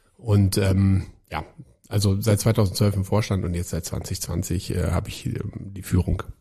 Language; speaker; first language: German; native; German